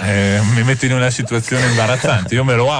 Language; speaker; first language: Italian; native; Italian